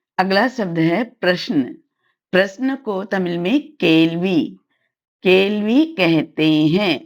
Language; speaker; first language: Hindi; non-native, local second language; Tamil